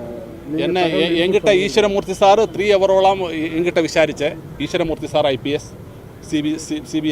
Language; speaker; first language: Tamil; non-native, learner; Malayalam